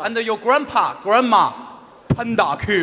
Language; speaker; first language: English; non-native, learner; Chinese